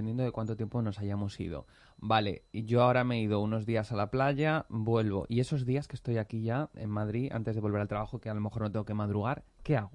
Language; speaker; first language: Spanish; native; Spanish